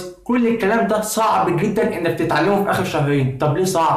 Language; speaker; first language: Arabic; native; Arabic